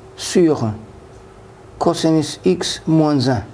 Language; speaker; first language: French; non-native, local second language; Arabic